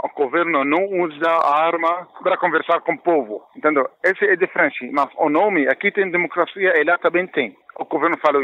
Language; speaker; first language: Portuguese; non-native, learner; Arabic